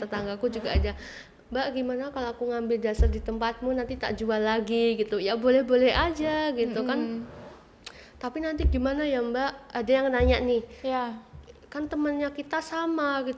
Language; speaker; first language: Indonesian; native; Indonesian